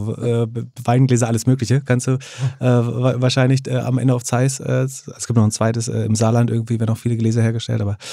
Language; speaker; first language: German; native; German